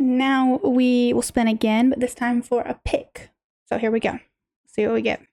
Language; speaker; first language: English; native; English